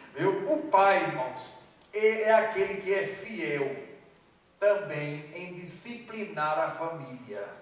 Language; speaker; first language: Portuguese; non-native, fluent; Malagasy